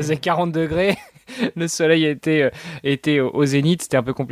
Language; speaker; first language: French; native; French